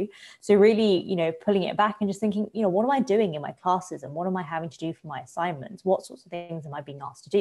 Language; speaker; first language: English; native; English